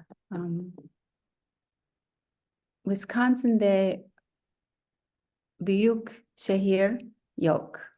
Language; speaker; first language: Turkish; non-native, learner; English